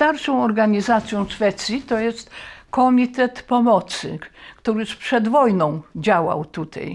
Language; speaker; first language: Polish; early bilingual, heritage; Polish